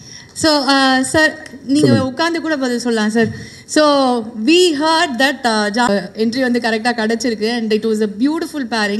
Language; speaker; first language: Tamil; native; Tamil